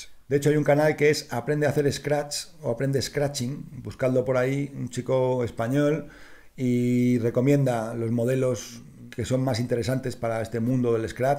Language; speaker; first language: Spanish; native; Spanish